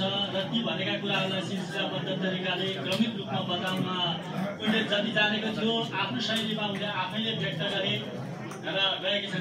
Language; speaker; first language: Nepali; native; Nepali